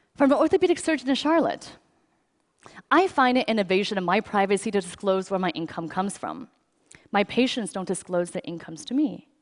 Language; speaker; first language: English; early bilingual, other home language; Chinese